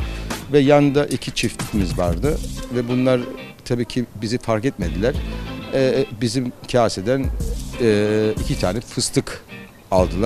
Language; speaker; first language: Turkish; early bilingual, heritage; Turkish